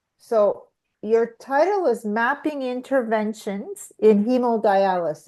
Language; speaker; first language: English; native; English